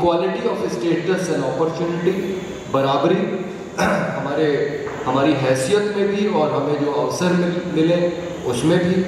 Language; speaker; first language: Hindi; native; Hindi